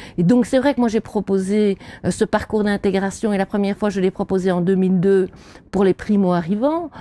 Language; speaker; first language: French; native; French